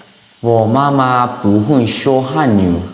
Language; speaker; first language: Chinese; non-native, learner; Lao